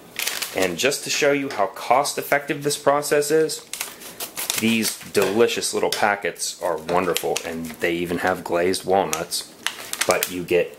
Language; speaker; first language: English; native; English